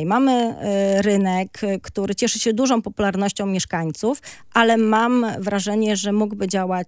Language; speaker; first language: Polish; native; Polish